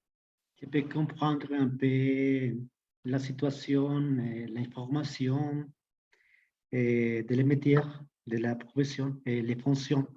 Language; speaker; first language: French; non-native, learner; Spanish